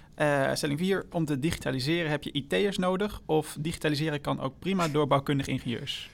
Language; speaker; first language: Dutch; native; Dutch